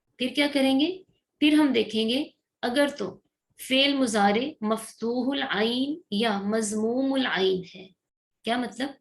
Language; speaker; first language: Urdu; native; Urdu